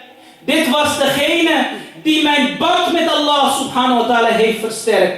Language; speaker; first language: Dutch; early bilingual, other home language; Urdu